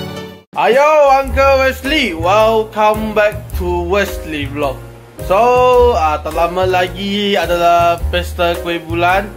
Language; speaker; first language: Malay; non-native, local second language; Chinese